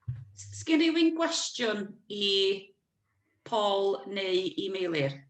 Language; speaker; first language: Welsh; native; Welsh